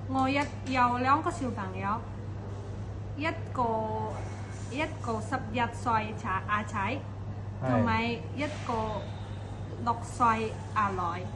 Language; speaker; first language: Cantonese; non-native, fluent; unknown